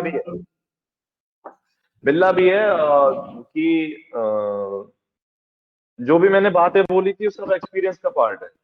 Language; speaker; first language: Hindi; native; Hindi